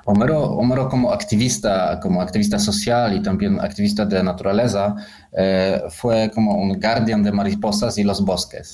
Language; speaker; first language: Spanish; non-native, learner; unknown